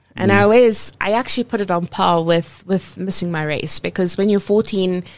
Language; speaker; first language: English; native; English